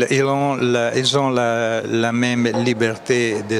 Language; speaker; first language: French; non-native, fluent; Italian